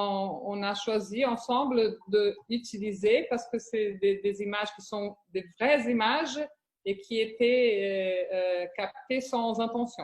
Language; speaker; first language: French; non-native, fluent; Portuguese